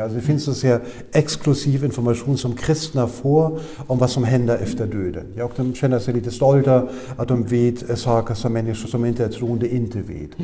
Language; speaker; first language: Swedish; non-native, fluent; German